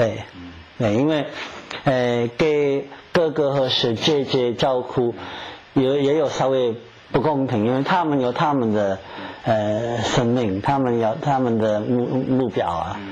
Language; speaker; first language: Chinese; non-native, fluent; English